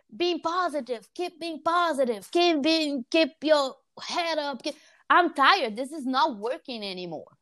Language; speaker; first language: English; non-native, fluent; Portuguese